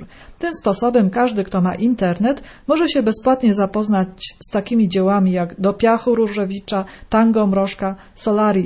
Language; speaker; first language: Polish; native; Polish